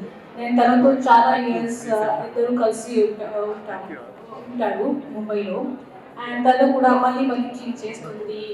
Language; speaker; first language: Telugu; non-native, local second language; Hindi